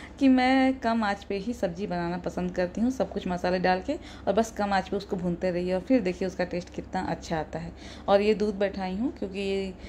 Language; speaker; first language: Hindi; native; Hindi